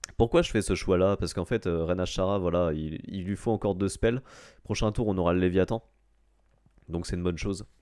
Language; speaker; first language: French; native; French